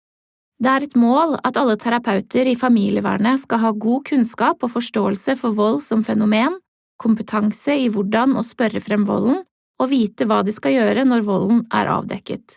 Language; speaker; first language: Norwegian; native; Norwegian